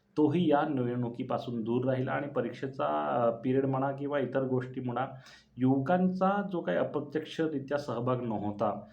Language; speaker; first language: Marathi; non-native, local second language; Bhili